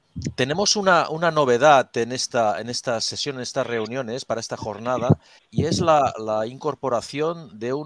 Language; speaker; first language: Spanish; native; Spanish